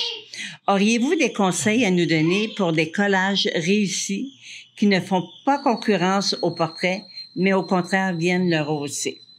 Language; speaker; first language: French; native; French